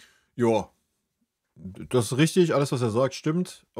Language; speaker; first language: German; native; German